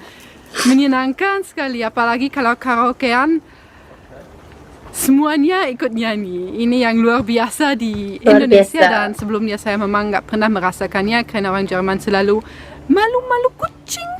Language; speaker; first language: Indonesian; non-native, fluent; German